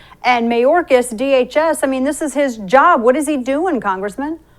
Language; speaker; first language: English; native; English